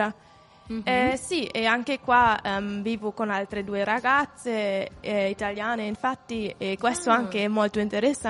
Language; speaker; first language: Italian; non-native, fluent; German